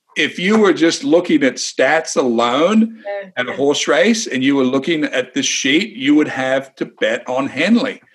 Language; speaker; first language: English; native; English